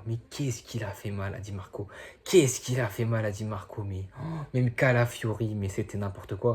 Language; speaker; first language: French; native; French